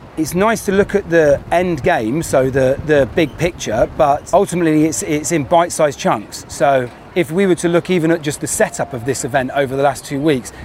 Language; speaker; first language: English; native; English